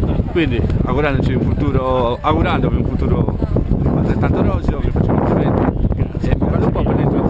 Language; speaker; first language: Italian; native; Italian